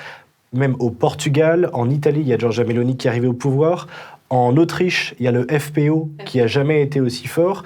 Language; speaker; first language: French; native; French